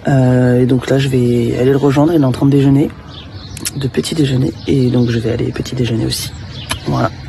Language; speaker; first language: French; native; French